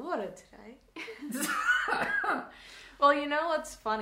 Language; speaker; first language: English; non-native, fluent; Swedish